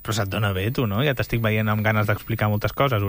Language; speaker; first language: Catalan; native; Catalan